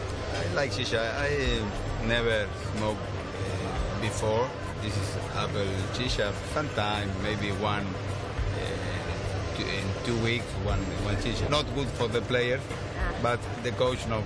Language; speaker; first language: English; non-native, learner; Spanish